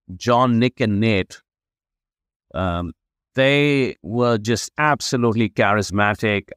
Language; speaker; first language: English; non-native, local second language; Hindi